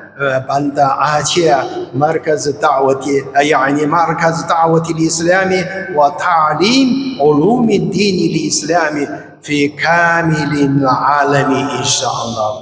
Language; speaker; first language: Arabic; non-native, fluent; Chinese